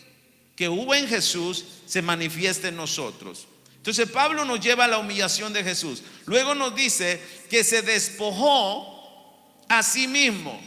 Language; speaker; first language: Spanish; native; Spanish